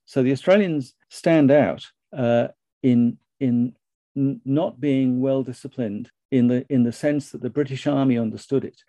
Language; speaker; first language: English; native; English